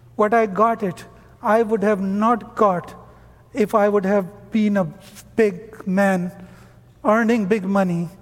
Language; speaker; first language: English; non-native, local second language; Hindi